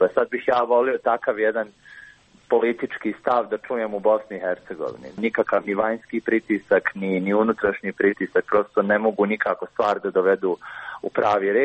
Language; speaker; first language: Croatian; native; Croatian